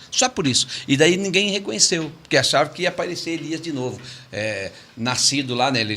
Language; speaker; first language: Portuguese; native; Portuguese